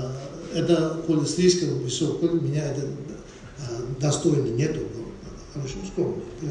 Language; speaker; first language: Russian; non-native, learner; Tibetan